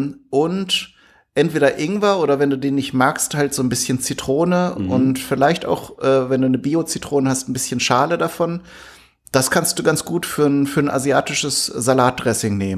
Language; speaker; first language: German; native; German